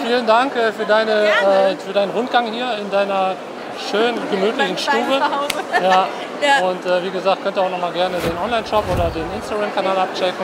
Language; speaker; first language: German; native; German